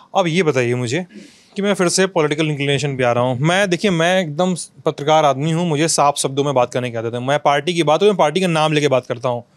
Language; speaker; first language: Hindi; native; Hindi